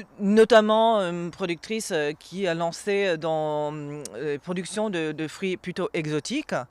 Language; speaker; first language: French; non-native, fluent; English